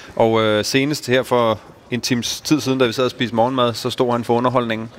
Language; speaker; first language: Danish; native; Danish